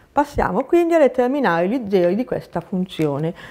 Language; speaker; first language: Italian; native; Italian